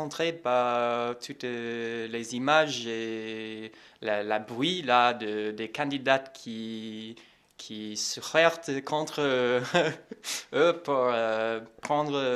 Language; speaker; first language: French; non-native, fluent; English